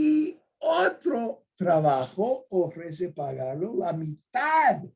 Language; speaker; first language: Spanish; non-native, fluent; English